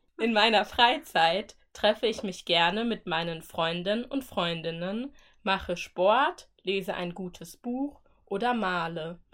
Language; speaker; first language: German; native; German